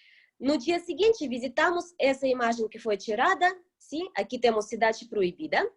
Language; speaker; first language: Portuguese; non-native, fluent; Russian